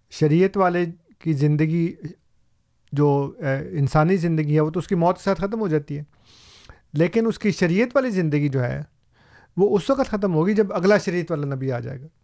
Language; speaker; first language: Urdu; native; Urdu